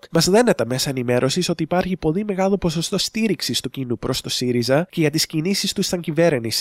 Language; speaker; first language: Greek; native; Greek